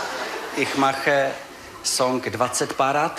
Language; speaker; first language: German; non-native, learner; Czech